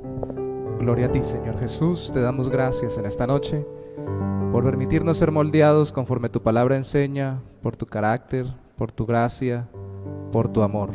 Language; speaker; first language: Spanish; native; Spanish